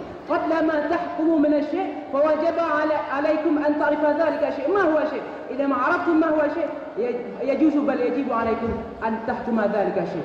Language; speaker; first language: Arabic; non-native, learner; Achinese